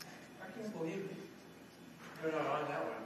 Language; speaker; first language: English; native; English